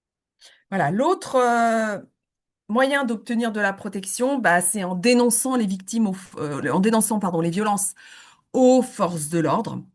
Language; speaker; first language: French; native; French